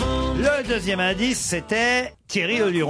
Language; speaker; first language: French; native; French